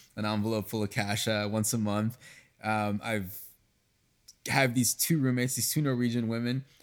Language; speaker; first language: English; early bilingual, other home language; Spanish